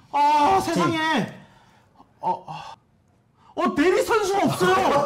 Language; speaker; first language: Korean; native; Korean